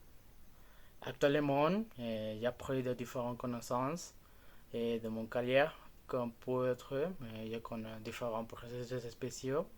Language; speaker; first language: French; non-native, learner; Spanish